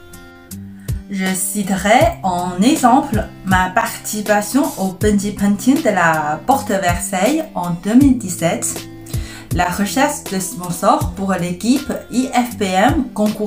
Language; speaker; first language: French; non-native, fluent; Chinese